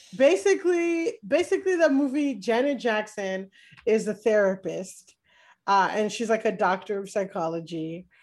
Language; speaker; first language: English; native; English